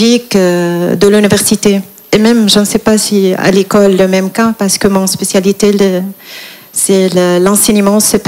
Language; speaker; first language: French; non-native, fluent; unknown